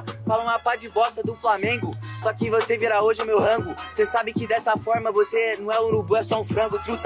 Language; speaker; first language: Portuguese; native; Portuguese